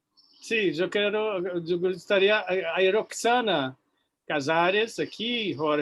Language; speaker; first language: Spanish; non-native, fluent; Portuguese